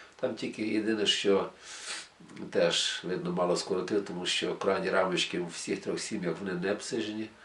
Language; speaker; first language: Ukrainian; native; Ukrainian